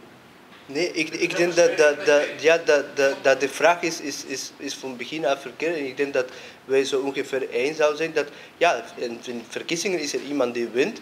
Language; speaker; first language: Dutch; non-native, fluent; Spanish